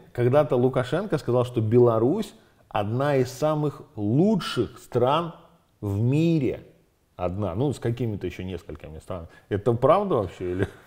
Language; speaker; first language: Russian; native; Russian